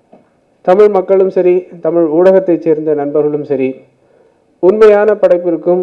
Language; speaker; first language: Tamil; native; Tamil